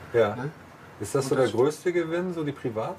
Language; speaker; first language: German; native; German